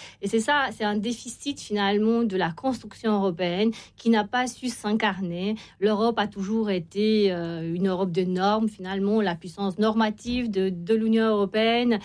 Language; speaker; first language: French; non-native, fluent; Romanian